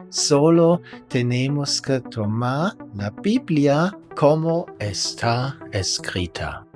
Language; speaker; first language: Spanish; non-native, fluent; German